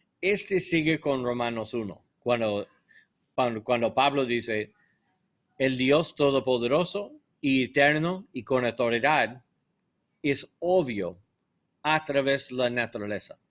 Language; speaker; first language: Spanish; non-native, learner; English